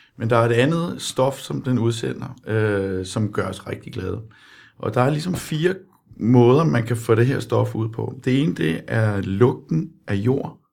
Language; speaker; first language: Danish; native; Danish